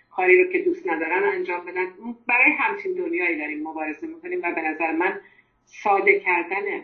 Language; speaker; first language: Persian; non-native, local second language; Azerbaijani